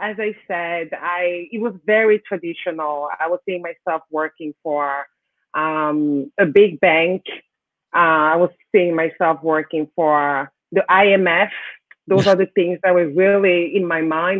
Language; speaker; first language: English; non-native, local second language; French